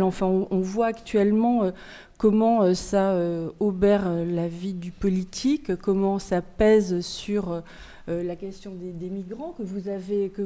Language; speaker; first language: French; native; French